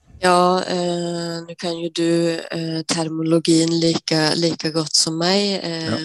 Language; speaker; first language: Swedish; native; Swedish